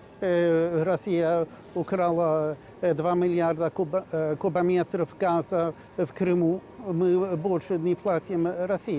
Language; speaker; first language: Russian; non-native, fluent; Swedish